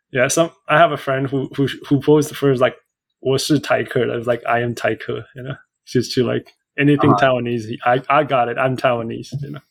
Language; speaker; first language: English; native; English